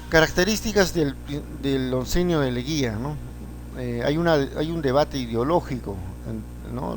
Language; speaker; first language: Spanish; native; Spanish